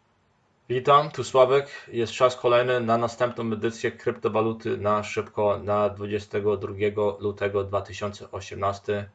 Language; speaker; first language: Polish; early bilingual, heritage; Polish